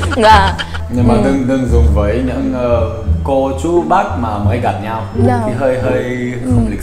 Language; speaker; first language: Vietnamese; non-native, fluent; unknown